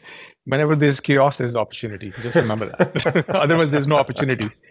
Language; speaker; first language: English; non-native, local second language; Urdu